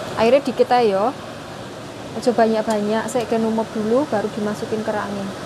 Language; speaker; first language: Indonesian; non-native, local second language; Javanese